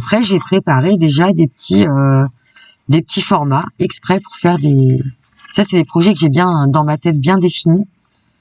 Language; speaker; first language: French; native; French